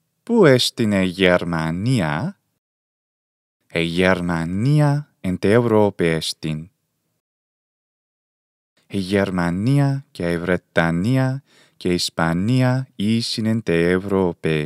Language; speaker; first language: Greek; non-native, fluent; English